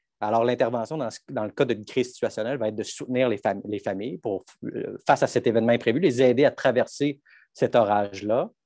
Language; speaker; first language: French; native; French